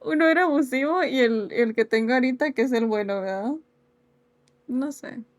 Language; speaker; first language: Spanish; early bilingual, heritage; Spanish